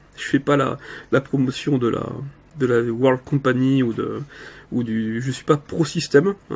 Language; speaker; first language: French; native; French